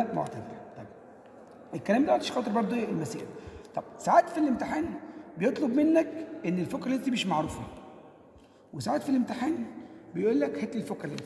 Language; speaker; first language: Arabic; native; Arabic